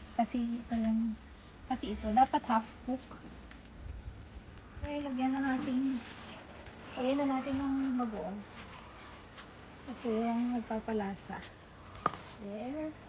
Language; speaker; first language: Filipino; non-native, local second language; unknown